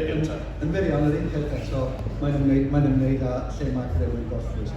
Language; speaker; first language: Welsh; native; Welsh